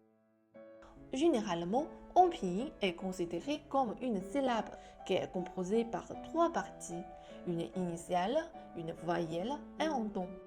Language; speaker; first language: French; non-native, fluent; Chinese